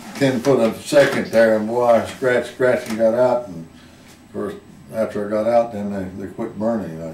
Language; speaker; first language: English; native; English